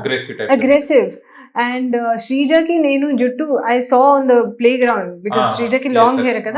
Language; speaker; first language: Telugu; non-native, learner; Hindi